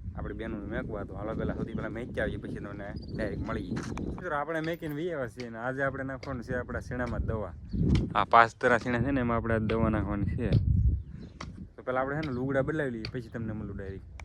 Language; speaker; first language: Gujarati; native; Gujarati